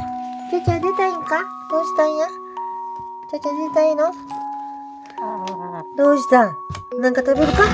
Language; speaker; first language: Japanese; native; Japanese